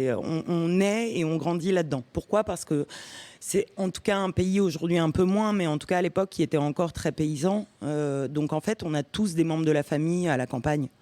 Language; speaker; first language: French; early bilingual, other home language; Romanian